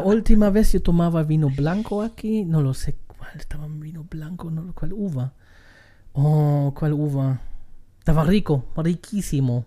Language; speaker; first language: Spanish; non-native, learner; German